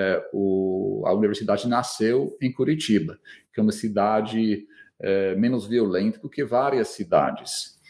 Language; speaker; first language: Portuguese; non-native, fluent; English